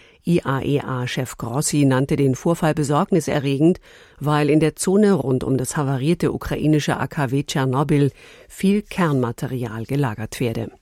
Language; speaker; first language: German; native; German